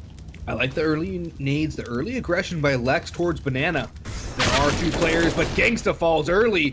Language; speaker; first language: English; native; English